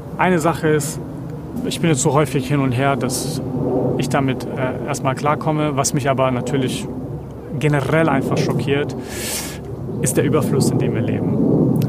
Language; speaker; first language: German; early bilingual, other home language; Serbian